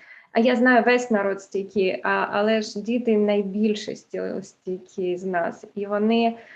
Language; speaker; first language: Ukrainian; early bilingual, heritage; English